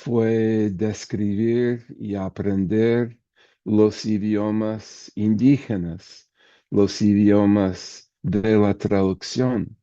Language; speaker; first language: Spanish; non-native, fluent; English